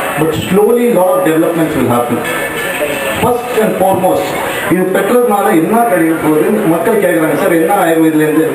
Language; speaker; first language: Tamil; non-native, local second language; Marwari